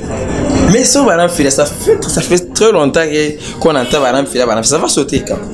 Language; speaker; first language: French; non-native, local second language; Rundi